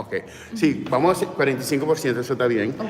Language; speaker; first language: Spanish; early bilingual, heritage; English